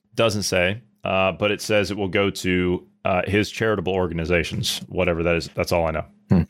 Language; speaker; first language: English; native; English